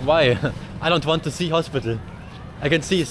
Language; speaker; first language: English; non-native, learner; German